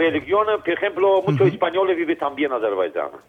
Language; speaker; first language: Spanish; non-native, learner; Azerbaijani